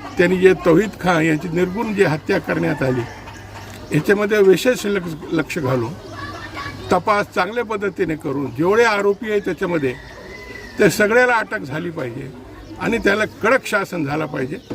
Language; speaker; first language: Marathi; non-native, local second language; Urdu